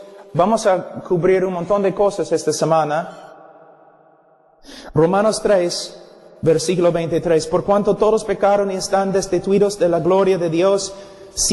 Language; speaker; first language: Spanish; non-native, fluent; English